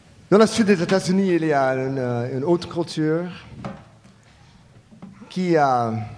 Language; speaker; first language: French; non-native, learner; English